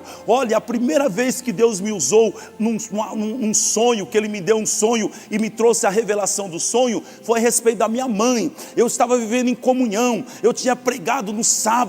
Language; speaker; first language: Portuguese; native; Portuguese